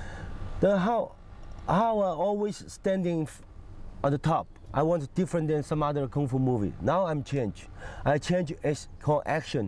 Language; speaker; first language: English; non-native, fluent; Cantonese